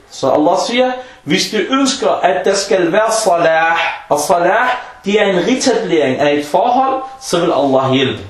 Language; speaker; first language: Danish; non-native, fluent; Arabic